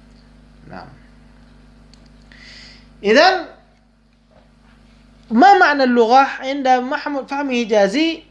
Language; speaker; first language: Arabic; non-native, fluent; Indonesian